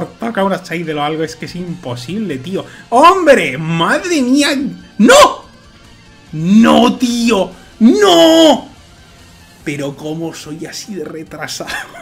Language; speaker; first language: Spanish; native; Spanish